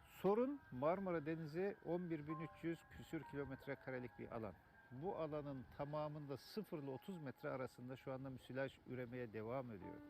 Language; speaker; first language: Turkish; native; Turkish